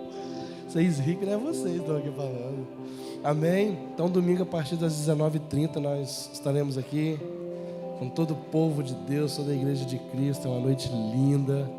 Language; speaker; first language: Portuguese; native; Portuguese